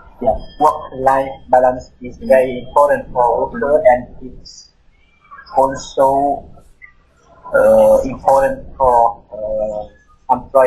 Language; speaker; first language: English; non-native, learner; Vietnamese